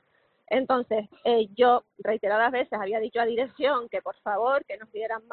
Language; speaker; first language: Spanish; native; Spanish